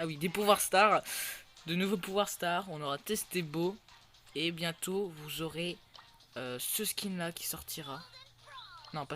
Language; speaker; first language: French; native; French